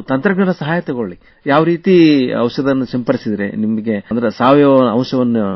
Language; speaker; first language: Kannada; native; Kannada